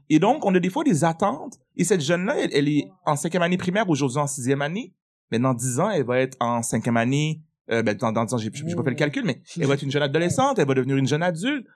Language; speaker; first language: French; native; French